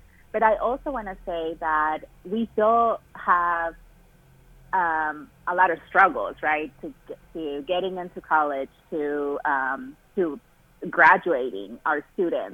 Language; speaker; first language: English; non-native, fluent; Spanish